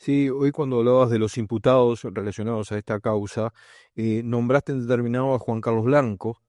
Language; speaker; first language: Spanish; native; Spanish